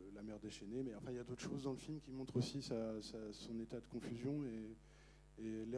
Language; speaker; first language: French; native; French